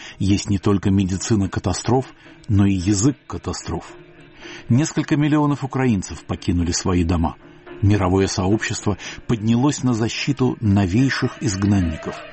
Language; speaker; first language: Russian; native; Russian